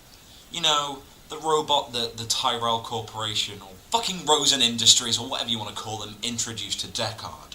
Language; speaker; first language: English; native; English